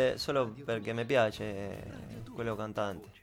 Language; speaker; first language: Italian; non-native, learner; Spanish